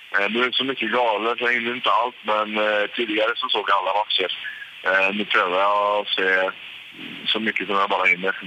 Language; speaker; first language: Swedish; native; Swedish